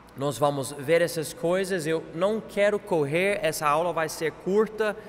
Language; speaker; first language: Portuguese; non-native, fluent; English